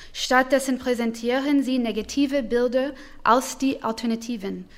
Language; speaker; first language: German; non-native, learner; English